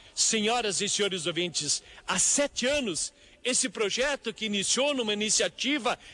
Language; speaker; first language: Portuguese; native; Portuguese